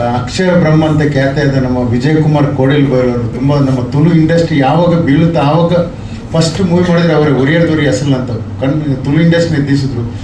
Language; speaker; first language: Kannada; non-native, local second language; Tulu